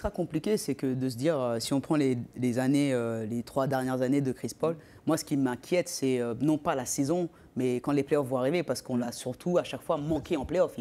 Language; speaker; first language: French; native; French